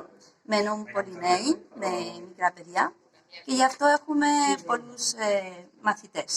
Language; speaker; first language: Greek; non-native, fluent; Spanish